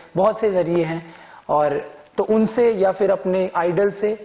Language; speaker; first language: Hindi; native; Hindi